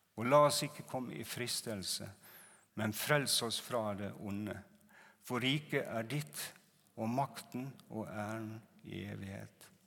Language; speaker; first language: Norwegian; native; Norwegian